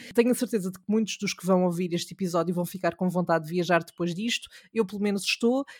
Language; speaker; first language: Portuguese; native; Portuguese